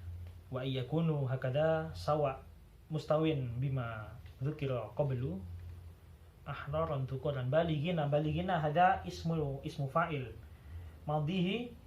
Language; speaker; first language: Arabic; non-native, learner; Javanese